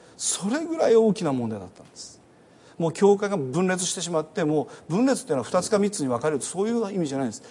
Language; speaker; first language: Japanese; native; Japanese